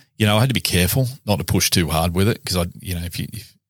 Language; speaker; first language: English; native; English